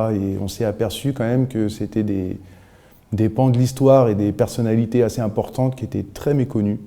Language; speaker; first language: French; native; French